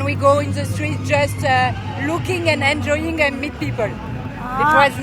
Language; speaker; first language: English; non-native, learner; French